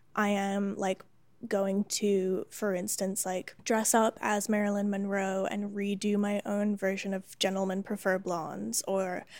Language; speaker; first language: English; native; English